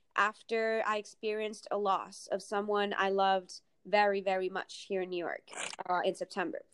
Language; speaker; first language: English; early bilingual, other home language; Italian